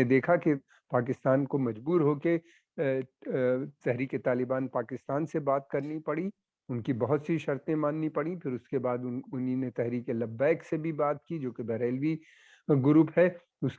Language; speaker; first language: Hindi; native; Hindi